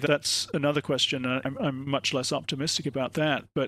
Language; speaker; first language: English; native; English